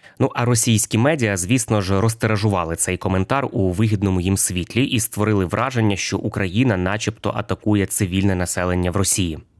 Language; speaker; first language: Ukrainian; native; Ukrainian